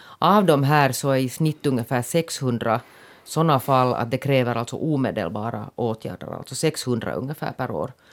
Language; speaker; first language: Swedish; native; Swedish